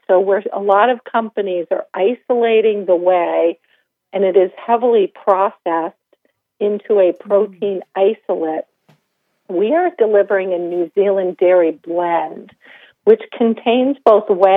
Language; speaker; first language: English; native; English